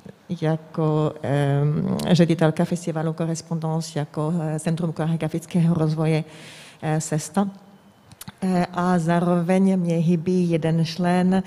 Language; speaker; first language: Czech; non-native, fluent; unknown